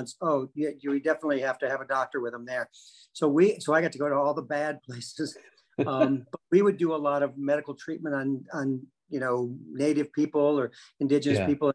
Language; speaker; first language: English; native; English